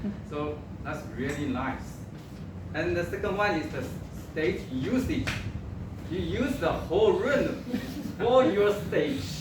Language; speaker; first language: English; non-native, local second language; Chinese